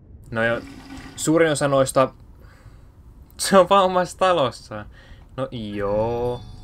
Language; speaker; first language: Finnish; native; Finnish